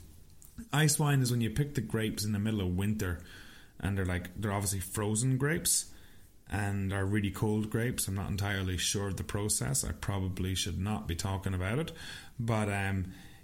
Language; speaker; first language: English; native; English